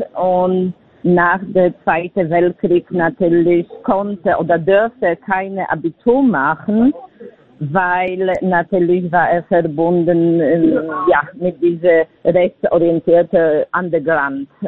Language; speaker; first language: German; non-native, fluent; Polish